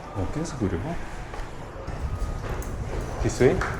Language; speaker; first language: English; non-native, learner; Korean